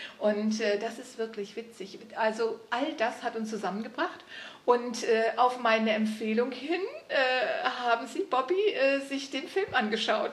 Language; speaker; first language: German; native; German